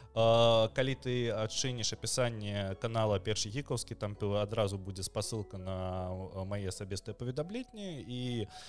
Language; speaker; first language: Belarusian; non-native, local second language; Russian